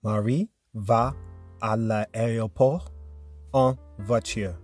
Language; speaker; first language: French; non-native, learner; English